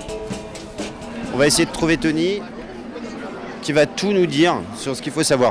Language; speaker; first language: French; native; French